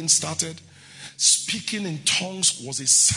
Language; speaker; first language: English; non-native, local second language; Bini